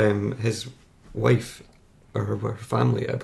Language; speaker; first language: English; native; English